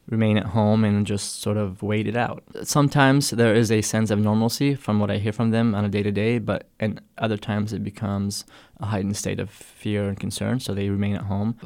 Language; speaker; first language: English; early bilingual, other home language; Arabic